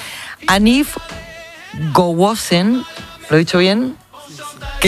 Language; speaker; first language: Spanish; native; Spanish